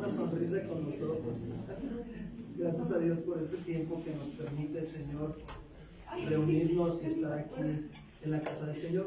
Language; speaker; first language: Spanish; native; Spanish